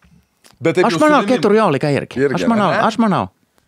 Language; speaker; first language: Lithuanian; non-native, fluent; Finnish